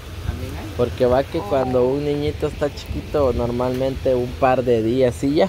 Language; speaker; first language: Spanish; native; Spanish